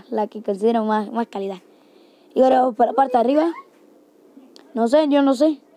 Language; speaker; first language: Spanish; native; Spanish